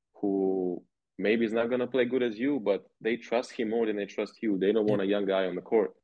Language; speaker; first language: English; non-native, fluent; Serbian